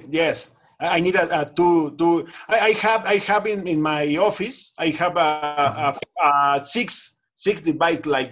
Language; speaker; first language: English; non-native, learner; Spanish